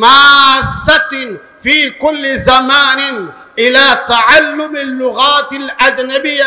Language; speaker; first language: Arabic; non-native, fluent; Urdu